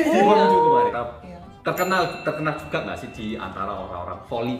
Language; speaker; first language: Indonesian; native; Indonesian